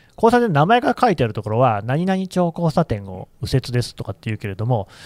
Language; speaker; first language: Japanese; native; Japanese